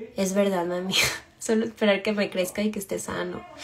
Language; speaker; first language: Spanish; native; Spanish